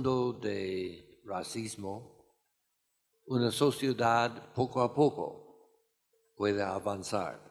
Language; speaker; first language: Spanish; non-native, fluent; English